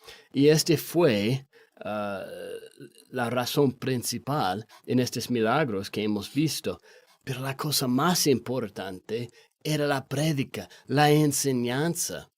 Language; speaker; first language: Spanish; non-native, fluent; English